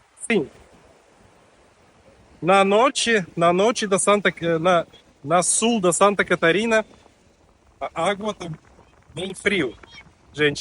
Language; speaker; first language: Portuguese; non-native, learner; Russian